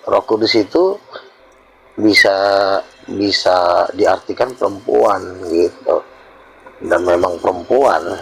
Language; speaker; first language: Indonesian; native; Indonesian